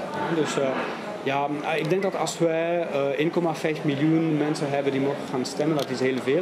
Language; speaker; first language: Dutch; non-native, fluent; Catalan